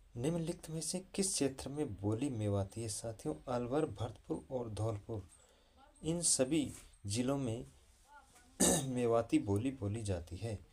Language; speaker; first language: Hindi; native; Hindi